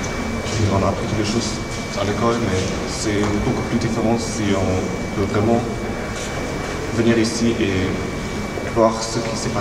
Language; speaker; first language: French; non-native, learner; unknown